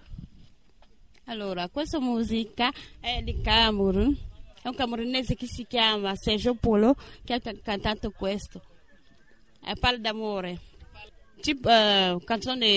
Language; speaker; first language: Italian; non-native, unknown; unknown